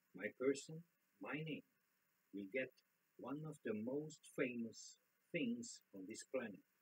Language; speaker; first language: English; non-native, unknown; German